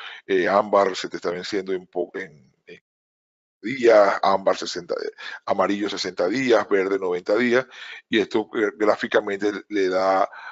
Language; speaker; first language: Spanish; native; Spanish